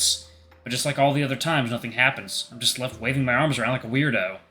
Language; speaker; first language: English; native; English